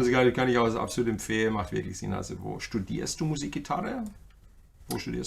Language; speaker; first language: German; native; German